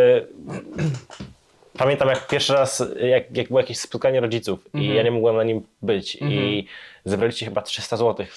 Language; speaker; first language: Polish; native; Polish